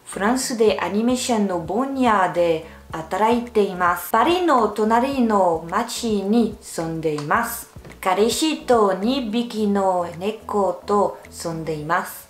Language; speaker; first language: Japanese; non-native, learner; French